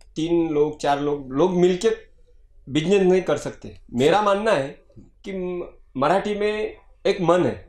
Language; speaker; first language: Hindi; non-native, local second language; Marathi